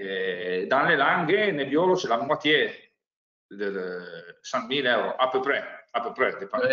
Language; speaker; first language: French; non-native, learner; Italian